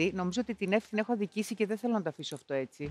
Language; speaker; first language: Greek; native; Greek